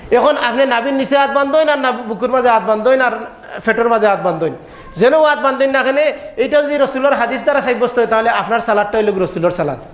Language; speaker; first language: Bangla; native; Bangla